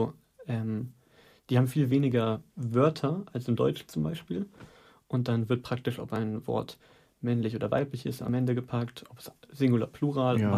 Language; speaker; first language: German; native; German